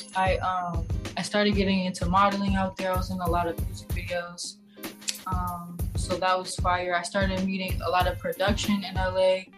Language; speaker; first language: English; native; English